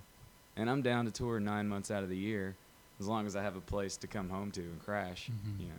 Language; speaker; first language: English; native; English